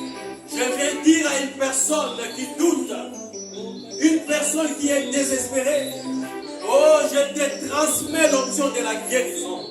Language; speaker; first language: French; non-native, local second language; Lingala